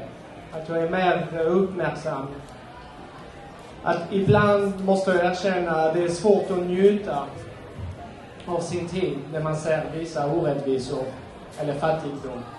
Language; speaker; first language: Swedish; non-native, fluent; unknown